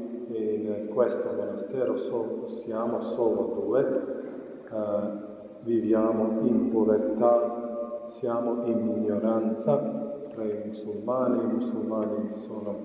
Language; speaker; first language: Italian; non-native, fluent; Croatian